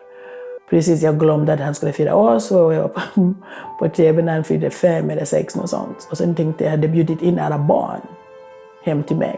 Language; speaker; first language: Swedish; non-native, fluent; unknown